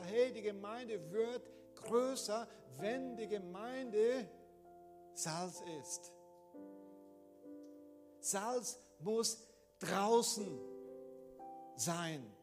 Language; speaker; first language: German; non-native, fluent; Portuguese